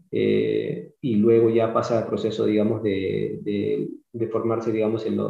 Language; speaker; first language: Spanish; early bilingual, other home language; English